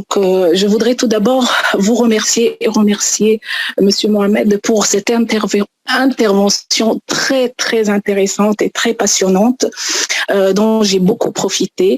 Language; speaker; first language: French; non-native, local second language; Arabic